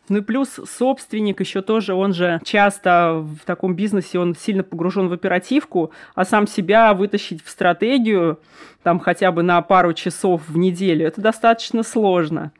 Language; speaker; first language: Russian; native; Russian